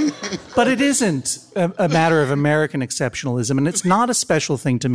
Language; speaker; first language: English; native; English